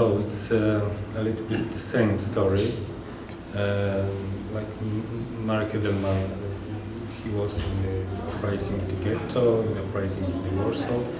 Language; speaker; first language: English; non-native, learner; Polish